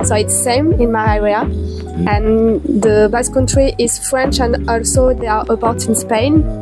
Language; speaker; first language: English; non-native, fluent; French